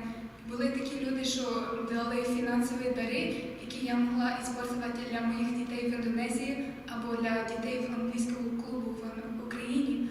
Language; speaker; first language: Ukrainian; early bilingual, heritage; Ukrainian